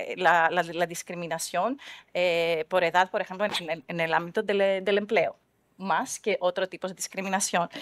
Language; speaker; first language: Spanish; non-native, fluent; Greek